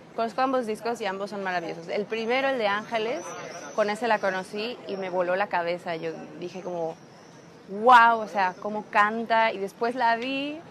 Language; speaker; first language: Spanish; native; Spanish